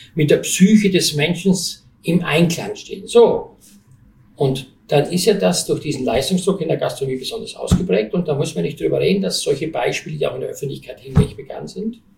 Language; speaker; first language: German; native; German